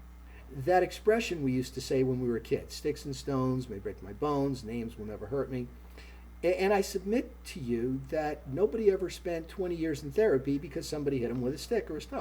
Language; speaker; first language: English; native; English